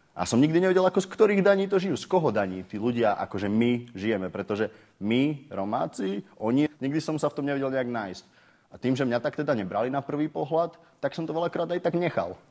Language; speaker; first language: Slovak; native; Slovak